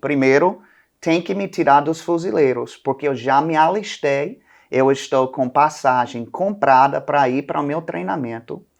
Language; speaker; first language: Portuguese; non-native, fluent; English